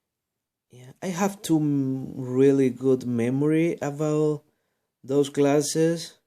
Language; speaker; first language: English; non-native, learner; Spanish